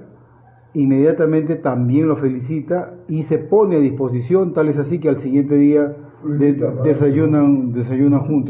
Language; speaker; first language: Spanish; native; Spanish